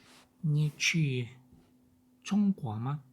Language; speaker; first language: Chinese; non-native, learner; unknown